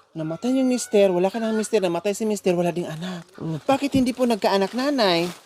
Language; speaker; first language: Filipino; native; Filipino